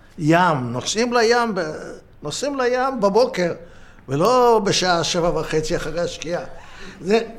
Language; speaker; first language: Hebrew; native; Hebrew